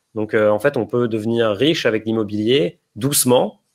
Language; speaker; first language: French; native; French